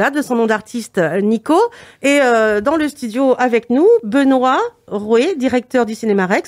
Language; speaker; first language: French; native; French